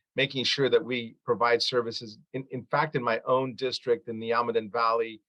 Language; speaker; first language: English; early bilingual, other home language; Arabic